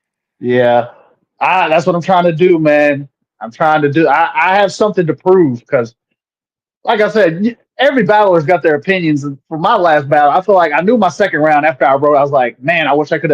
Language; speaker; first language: English; native; English